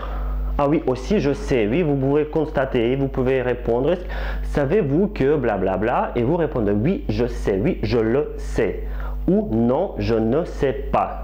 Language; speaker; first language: French; non-native, fluent; Russian